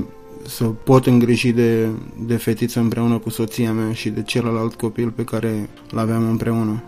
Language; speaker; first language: Romanian; native; Romanian